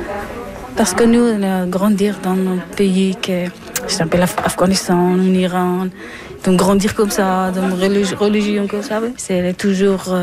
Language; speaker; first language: French; non-native, learner; Persian